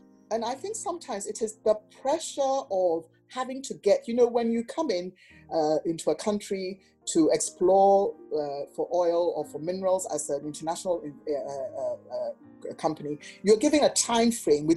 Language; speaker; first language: English; non-native, local second language; Akan